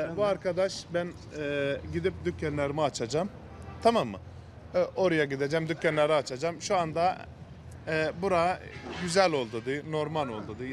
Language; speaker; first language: Turkish; non-native, fluent; Arabic